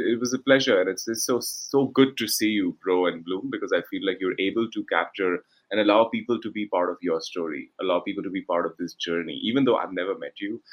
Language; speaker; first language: English; non-native, local second language; Hindi